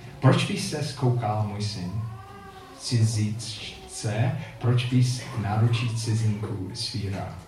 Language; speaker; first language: Czech; non-native, fluent; English